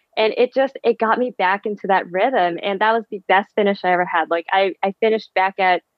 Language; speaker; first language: English; early bilingual, other home language; Vietnamese